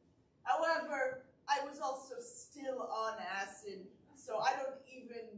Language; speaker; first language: English; native; English